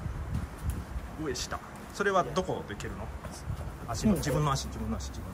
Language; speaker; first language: Japanese; native; Japanese